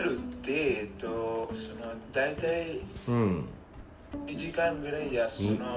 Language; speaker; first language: Japanese; non-native, learner; Bangla